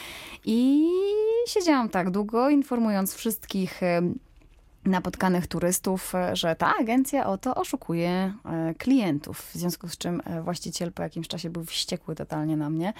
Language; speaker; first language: Polish; native; Polish